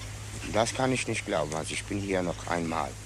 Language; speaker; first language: German; non-native, learner; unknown